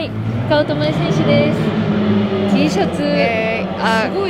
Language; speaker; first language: Japanese; native; Japanese